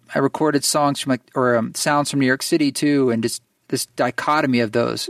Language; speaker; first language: English; native; English